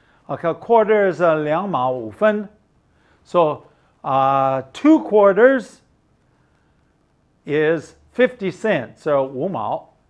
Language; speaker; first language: English; native; English